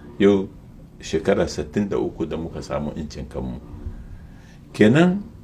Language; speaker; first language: Hausa; non-native, local second language; Arabic